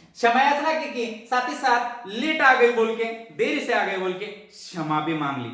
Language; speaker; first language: Hindi; non-native, local second language; Marathi